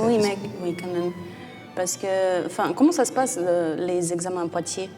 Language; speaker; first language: French; non-native, fluent; Portuguese